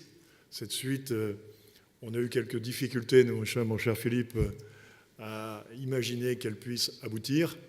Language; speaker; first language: French; native; French